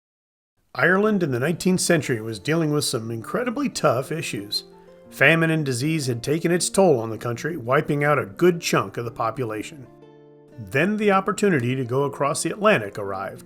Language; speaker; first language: English; native; English